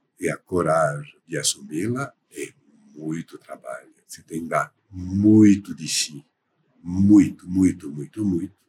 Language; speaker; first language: Portuguese; non-native, fluent; French